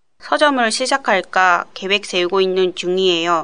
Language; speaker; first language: Korean; non-native, learner; Japanese